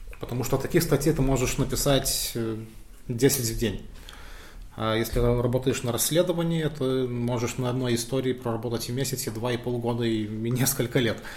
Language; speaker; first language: Russian; non-native, fluent; Lithuanian